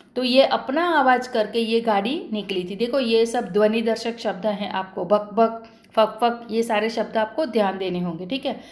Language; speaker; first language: Hindi; non-native, local second language; Marathi